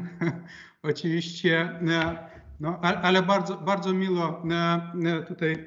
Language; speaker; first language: Polish; non-native, fluent; Lithuanian